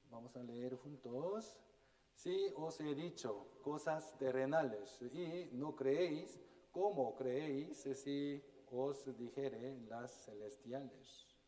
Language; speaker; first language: Spanish; non-native, fluent; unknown